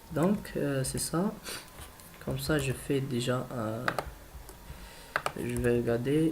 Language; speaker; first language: French; non-native, learner; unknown